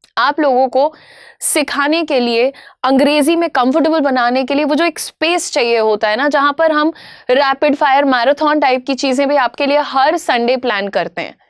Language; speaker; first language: Hindi; native; Hindi